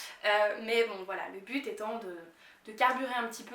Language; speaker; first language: French; native; French